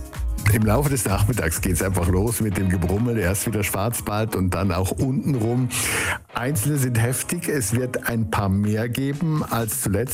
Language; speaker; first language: German; native; German